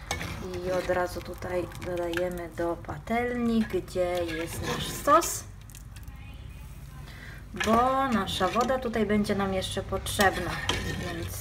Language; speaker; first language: Polish; non-native, fluent; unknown